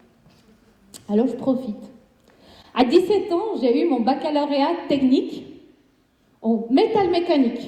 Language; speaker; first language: French; non-native, fluent; Spanish